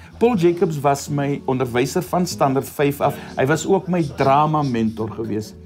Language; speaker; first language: Afrikaans; native; Afrikaans